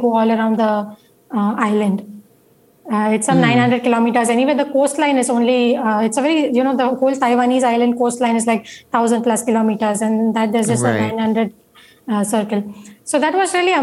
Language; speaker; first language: English; non-native, local second language; Marathi